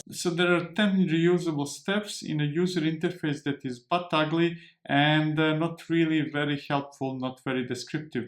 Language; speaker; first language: English; non-native, fluent; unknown